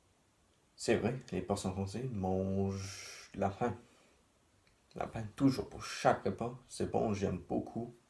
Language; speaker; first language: French; non-native, learner; English